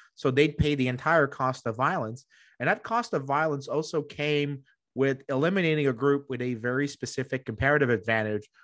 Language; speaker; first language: English; native; English